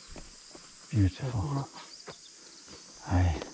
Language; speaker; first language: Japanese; non-native, learner; English